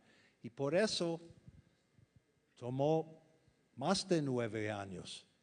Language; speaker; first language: Spanish; non-native, fluent; English